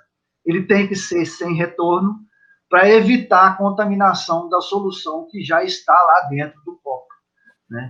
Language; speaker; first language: Portuguese; native; Portuguese